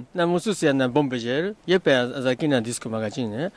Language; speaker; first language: Lingala; non-native, fluent; Japanese